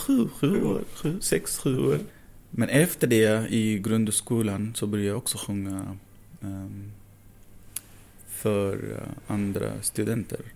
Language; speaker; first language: Swedish; non-native, fluent; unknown